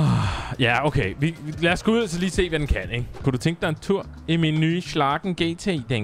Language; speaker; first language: Danish; native; Danish